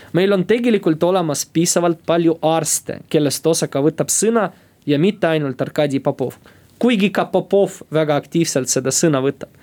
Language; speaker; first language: Estonian; non-native, local second language; Russian